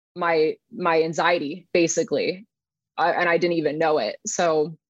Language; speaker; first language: English; native; English